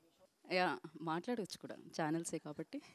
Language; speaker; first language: Telugu; native; Telugu